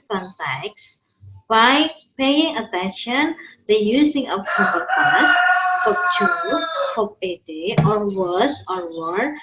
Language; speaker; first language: English; non-native, fluent; Indonesian